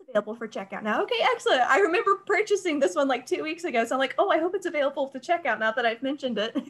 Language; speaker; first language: English; native; English